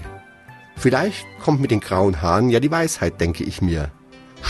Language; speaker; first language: German; native; German